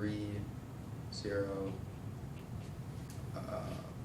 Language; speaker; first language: English; native; English